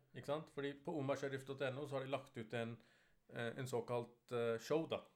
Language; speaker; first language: Norwegian; early bilingual, other home language; Urdu